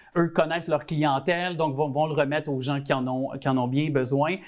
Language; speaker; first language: French; native; French